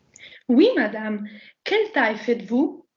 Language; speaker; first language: French; non-native, learner; Slovenian